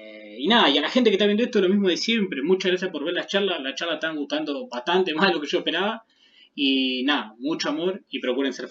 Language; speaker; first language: Spanish; native; Spanish